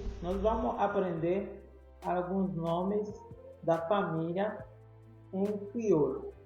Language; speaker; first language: Portuguese; non-native, fluent; Haitian Creole